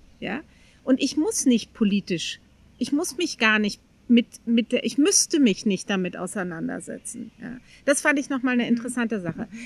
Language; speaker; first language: German; native; German